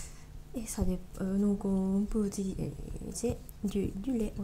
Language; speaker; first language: French; non-native, learner; Japanese